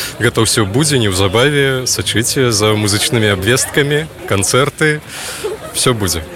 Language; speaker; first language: Belarusian; non-native, local second language; Russian